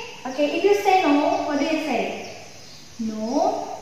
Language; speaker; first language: English; non-native, learner; Indonesian